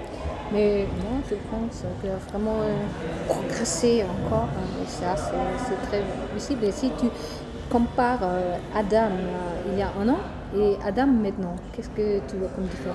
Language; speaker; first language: French; non-native, fluent; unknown